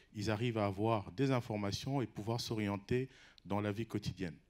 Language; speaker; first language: French; non-native, local second language; Lingala